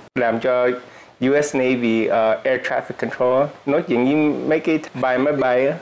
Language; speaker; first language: Vietnamese; early bilingual, heritage; Vietnamese